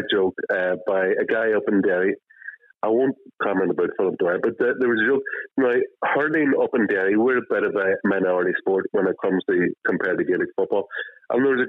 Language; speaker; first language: English; native; English